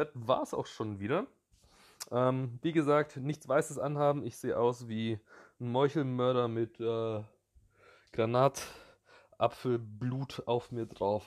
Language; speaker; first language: German; native; German